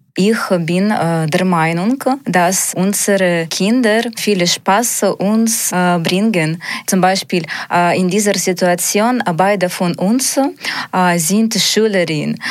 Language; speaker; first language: German; non-native, learner; Ukrainian